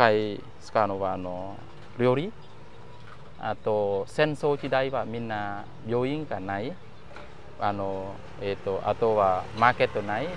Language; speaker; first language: Japanese; non-native, fluent; Khmer